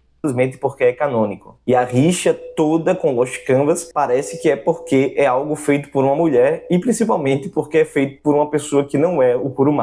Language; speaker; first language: Portuguese; native; Portuguese